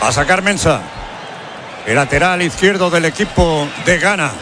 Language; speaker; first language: Spanish; native; Spanish